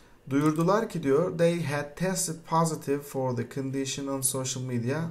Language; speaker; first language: English; non-native, fluent; Turkish